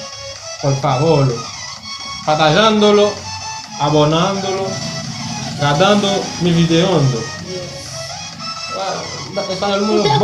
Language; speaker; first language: Spanish; non-native, learner; Haitian Creole